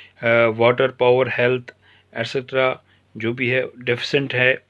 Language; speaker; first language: Hindi; non-native, local second language; Kashmiri